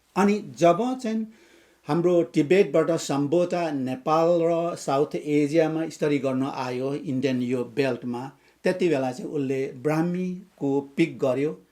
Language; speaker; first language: Nepali; non-native, local second language; Limbu